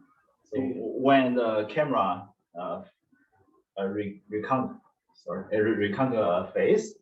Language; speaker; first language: English; non-native, learner; Chinese